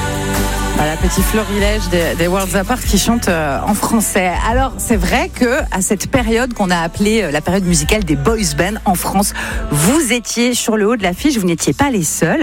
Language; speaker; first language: French; native; French